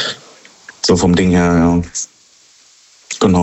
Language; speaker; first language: German; native; German